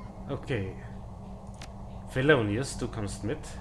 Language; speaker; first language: German; native; German